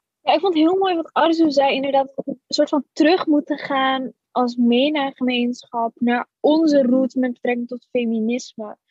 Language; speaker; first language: Dutch; early bilingual, other home language; Arabic